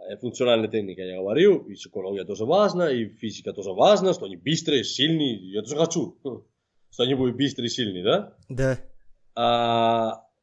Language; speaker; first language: Russian; non-native, fluent; Spanish